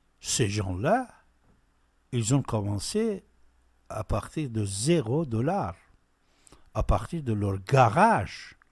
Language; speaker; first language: French; non-native, fluent; Persian